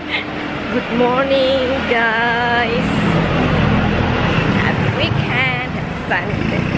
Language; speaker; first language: English; non-native, learner; Indonesian